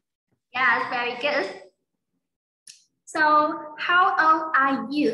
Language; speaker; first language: English; non-native, fluent; Vietnamese